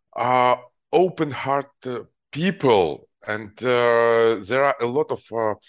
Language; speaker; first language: English; non-native, fluent; Russian